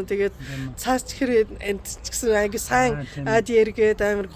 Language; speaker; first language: Mongolian; non-native, fluent; Japanese